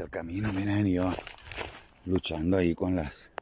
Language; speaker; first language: Spanish; native; Spanish